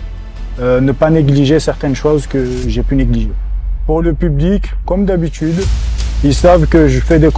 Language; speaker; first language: French; native; French